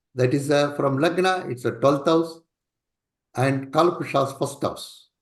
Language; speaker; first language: English; non-native, local second language; Tamil